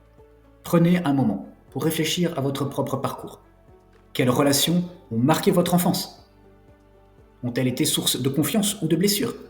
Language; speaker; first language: French; native; French